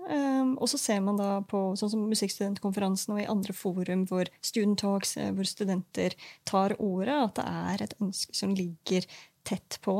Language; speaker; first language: Norwegian; native; Norwegian